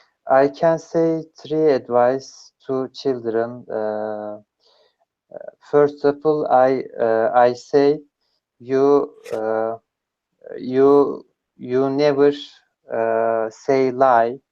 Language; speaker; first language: English; non-native, learner; Turkish